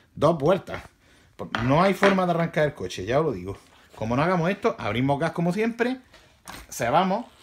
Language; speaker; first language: Spanish; native; Spanish